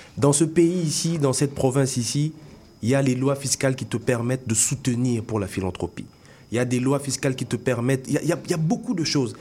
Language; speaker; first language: French; non-native, local second language; Lingala